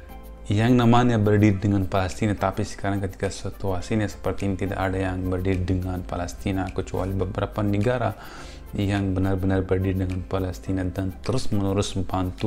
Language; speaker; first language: Indonesian; non-native, fluent; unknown